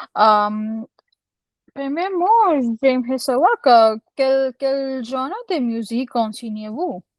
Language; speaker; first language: French; non-native, learner; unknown